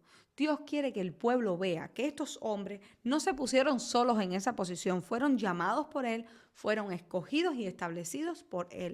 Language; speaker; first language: Spanish; native; Spanish